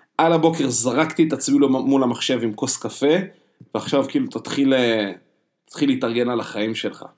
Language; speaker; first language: Hebrew; native; Hebrew